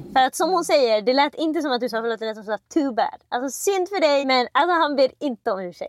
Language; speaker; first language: Swedish; native; Swedish